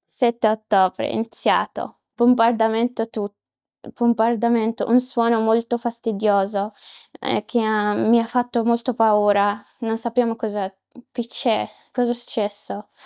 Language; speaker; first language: Italian; non-native, learner; Arabic